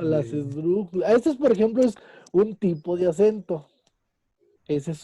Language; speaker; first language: Spanish; native; Spanish